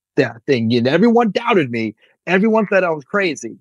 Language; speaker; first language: English; native; English